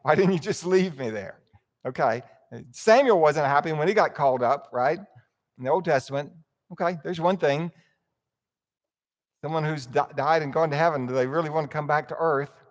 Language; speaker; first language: English; native; English